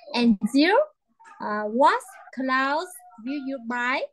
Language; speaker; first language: English; non-native, fluent; Vietnamese